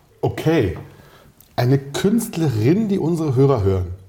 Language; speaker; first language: German; native; German